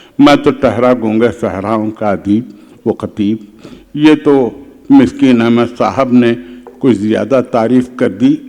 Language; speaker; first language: Urdu; native; Urdu